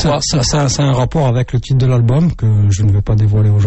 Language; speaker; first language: French; native; French